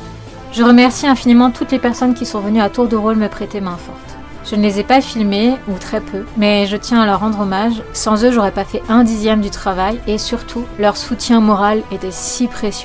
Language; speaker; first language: French; native; French